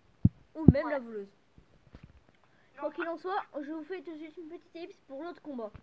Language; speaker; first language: French; native; French